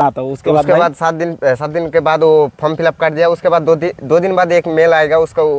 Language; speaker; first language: Hindi; non-native, local second language; Bangla